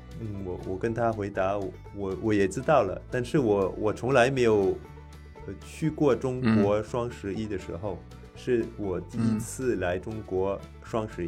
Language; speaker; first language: Chinese; non-native, learner; French